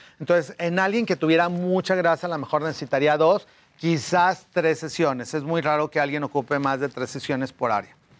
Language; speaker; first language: Spanish; native; Spanish